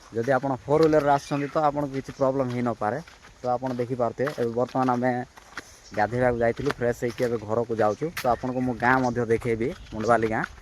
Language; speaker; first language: Odia; native; Odia